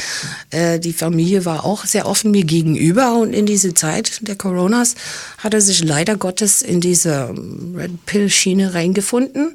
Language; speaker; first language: German; early bilingual, heritage; English